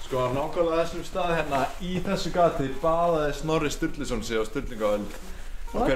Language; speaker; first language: Icelandic; native; Icelandic